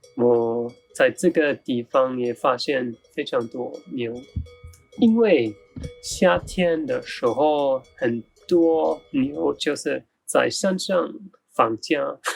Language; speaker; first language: Chinese; non-native, fluent; German